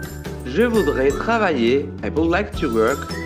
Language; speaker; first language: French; non-native, fluent; Spanish